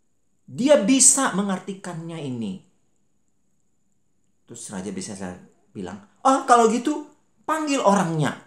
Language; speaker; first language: Malay; native; Malay